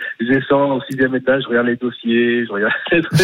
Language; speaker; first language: French; native; French